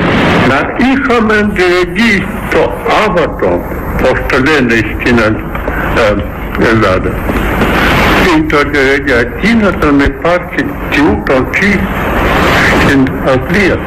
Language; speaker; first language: Greek; non-native, fluent; Russian